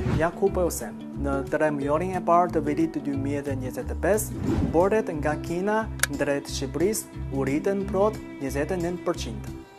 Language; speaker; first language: Albanian; non-native, fluent; Chinese